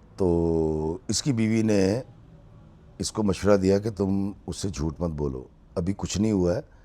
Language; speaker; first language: Urdu; native; Urdu